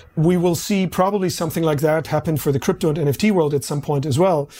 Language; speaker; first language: English; non-native, fluent; German